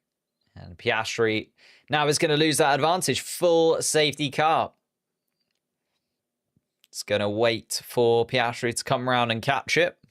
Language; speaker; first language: English; native; English